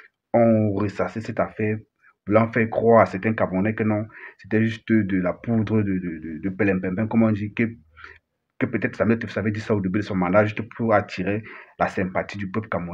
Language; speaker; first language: French; native; French